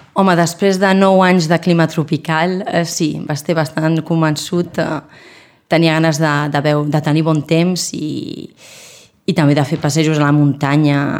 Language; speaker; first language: Catalan; non-native, local second language; Spanish